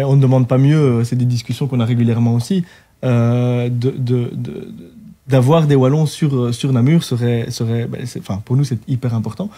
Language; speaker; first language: French; native; French